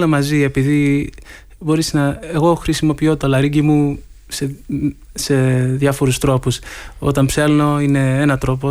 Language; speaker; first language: Greek; early bilingual, heritage; Greek